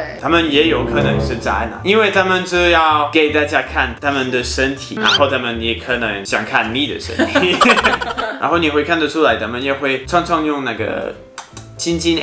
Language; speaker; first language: Chinese; non-native, fluent; French